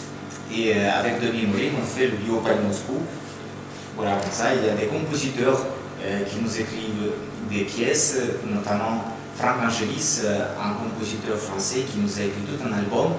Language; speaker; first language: French; non-native, fluent; Russian